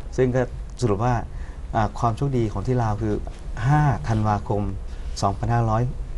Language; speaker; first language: Thai; non-native, local second language; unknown